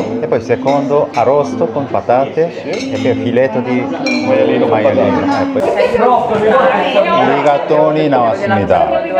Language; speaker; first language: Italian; non-native, learner; Korean